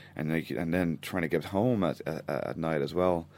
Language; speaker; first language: English; native; English